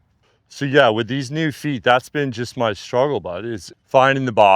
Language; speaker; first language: English; native; English